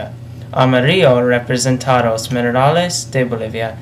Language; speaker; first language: Spanish; non-native, learner; English